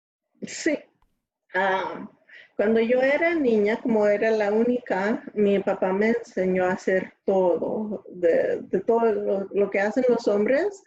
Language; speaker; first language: Spanish; early bilingual, other home language; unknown